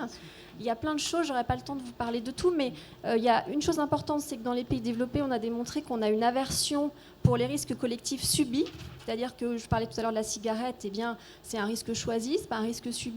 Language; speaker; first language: French; native; French